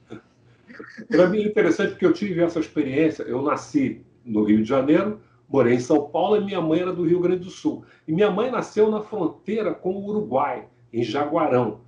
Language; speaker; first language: Portuguese; native; Portuguese